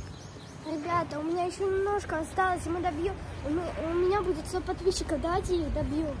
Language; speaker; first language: Russian; early bilingual, heritage; Russian